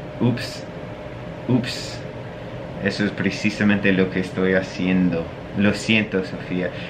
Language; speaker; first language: Spanish; non-native, fluent; English